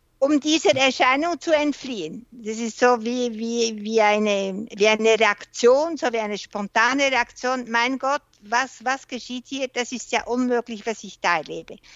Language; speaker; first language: German; non-native, local second language; French